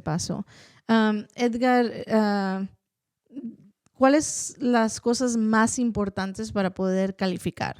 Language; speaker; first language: Spanish; early bilingual, heritage; Spanish